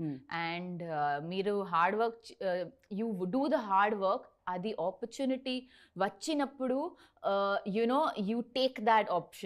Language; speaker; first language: Telugu; non-native, learner; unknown